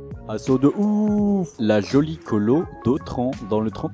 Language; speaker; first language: French; native; French